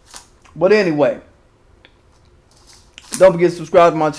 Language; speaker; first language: English; native; English